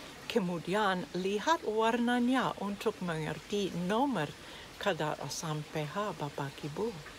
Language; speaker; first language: Indonesian; non-native, learner; English